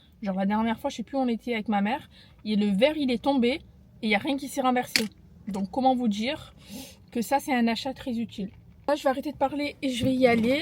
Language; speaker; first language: French; native; French